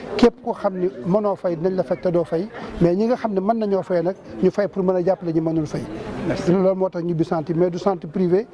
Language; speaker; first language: Wolof; native; Wolof